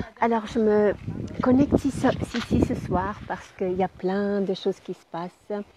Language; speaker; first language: French; non-native, fluent; German